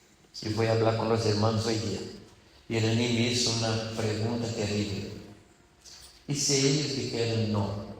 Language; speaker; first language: Spanish; non-native, fluent; Portuguese